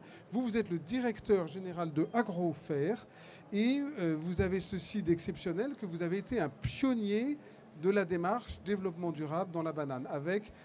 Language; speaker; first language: French; native; French